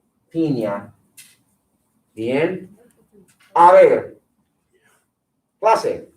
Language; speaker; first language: Spanish; non-native, fluent; English